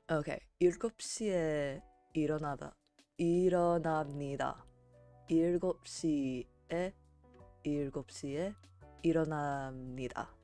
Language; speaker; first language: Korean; non-native, learner; English